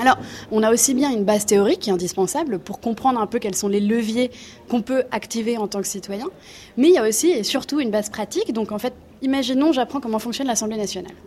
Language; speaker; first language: French; native; French